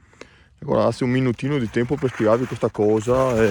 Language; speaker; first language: Italian; native; Italian